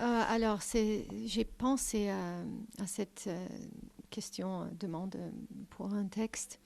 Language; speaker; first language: French; non-native, fluent; English